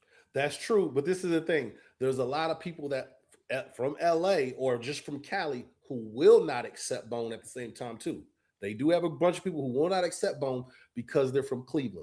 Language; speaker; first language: English; native; English